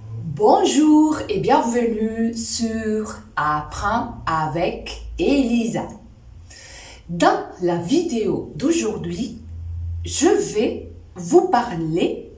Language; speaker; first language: French; non-native, fluent; Spanish